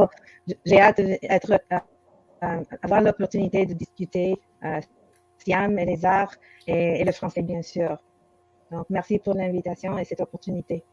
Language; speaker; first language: French; non-native, local second language; English